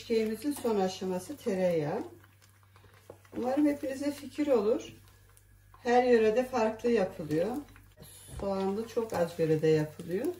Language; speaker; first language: Turkish; native; Turkish